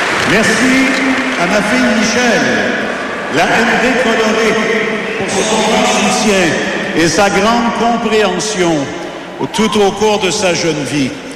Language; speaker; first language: French; native; French